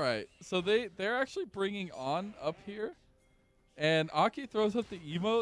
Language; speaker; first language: English; native; English